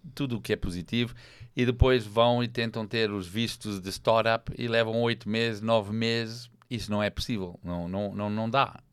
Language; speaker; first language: Portuguese; non-native, fluent; English